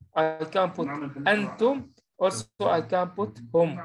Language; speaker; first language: English; non-native, learner; Arabic